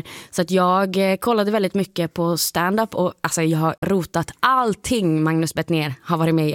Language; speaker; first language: Swedish; native; Swedish